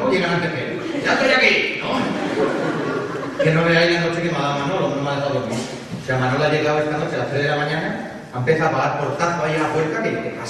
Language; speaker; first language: Spanish; native; Spanish